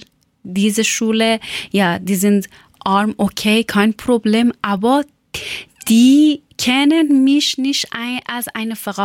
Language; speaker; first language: German; non-native, learner; Persian